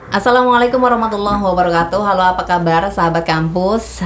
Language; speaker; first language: Indonesian; native; Indonesian